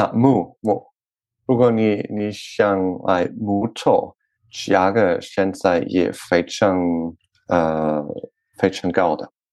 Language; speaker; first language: Chinese; non-native, learner; French